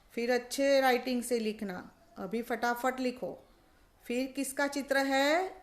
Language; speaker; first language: Hindi; non-native, local second language; Gujarati